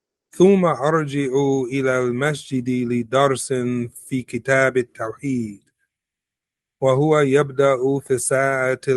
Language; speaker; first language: Arabic; non-native, learner; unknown